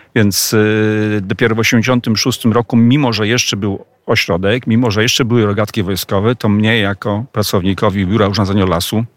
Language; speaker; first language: Polish; native; Polish